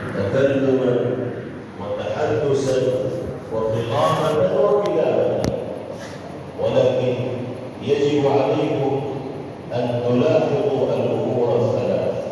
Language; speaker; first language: Arabic; non-native, fluent; Urdu